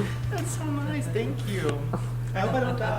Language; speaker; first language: English; native; English